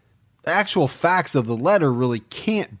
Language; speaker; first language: English; native; English